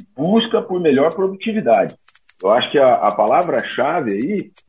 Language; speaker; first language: Portuguese; native; Portuguese